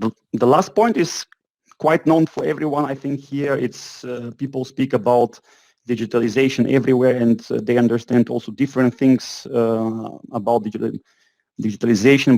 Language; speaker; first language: English; non-native, fluent; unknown